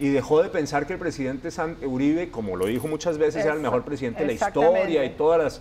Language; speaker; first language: Spanish; native; Spanish